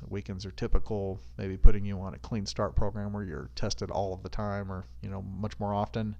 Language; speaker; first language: English; native; English